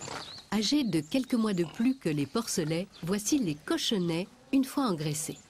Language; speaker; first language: French; native; French